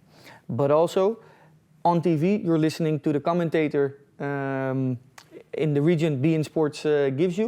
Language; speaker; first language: English; non-native, fluent; Dutch